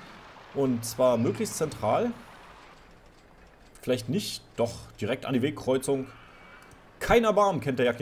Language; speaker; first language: German; native; German